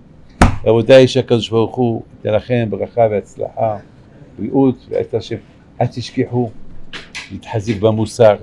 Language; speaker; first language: Hebrew; non-native, fluent; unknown